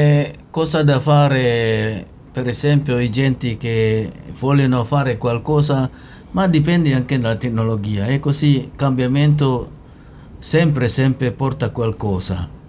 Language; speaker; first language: Italian; non-native, learner; Indonesian